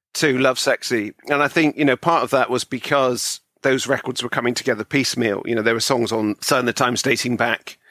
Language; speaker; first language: English; native; English